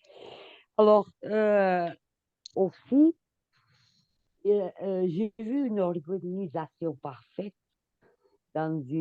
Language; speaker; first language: French; non-native, fluent; Portuguese